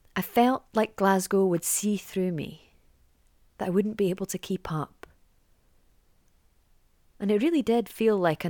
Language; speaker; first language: English; native; English